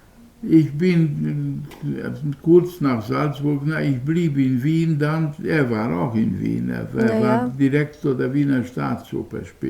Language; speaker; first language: German; non-native, fluent; Hungarian